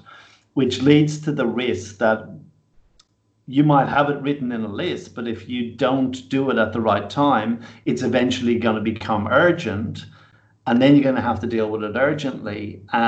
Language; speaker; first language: English; native; English